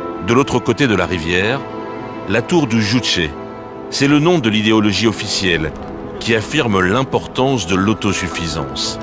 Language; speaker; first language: French; native; French